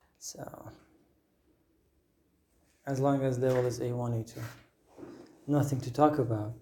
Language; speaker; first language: English; non-native, fluent; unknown